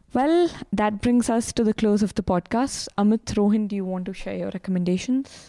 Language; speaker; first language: English; non-native, local second language; Hindi